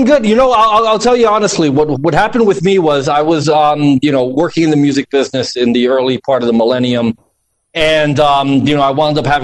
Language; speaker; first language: English; native; English